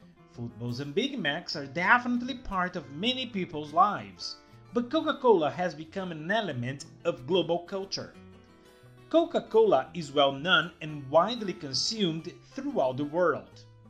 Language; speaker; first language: English; non-native, fluent; Portuguese